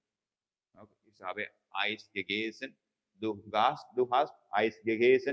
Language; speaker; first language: German; non-native, fluent; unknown